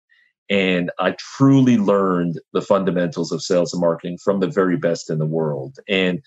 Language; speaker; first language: English; native; English